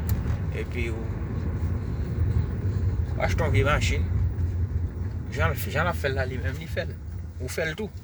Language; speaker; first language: French; non-native, learner; Haitian Creole